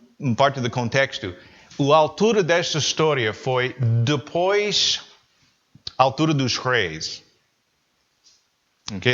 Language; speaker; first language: Portuguese; non-native, learner; English